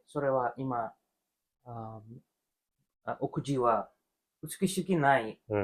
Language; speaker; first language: Japanese; non-native, learner; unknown